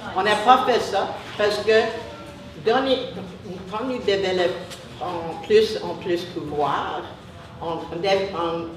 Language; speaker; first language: French; non-native, learner; English